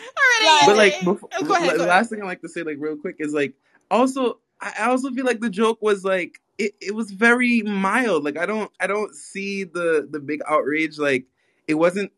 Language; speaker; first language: English; native; English